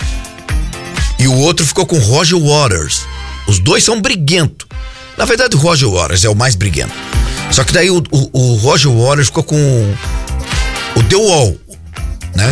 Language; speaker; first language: Portuguese; native; Portuguese